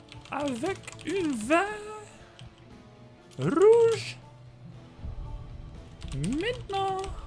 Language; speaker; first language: French; non-native, learner; Dutch